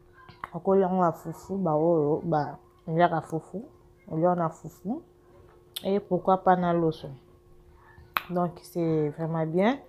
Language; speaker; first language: French; non-native, local second language; Lingala